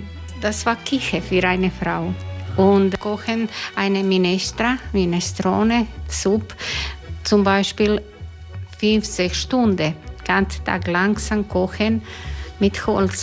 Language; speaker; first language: German; non-native, learner; Croatian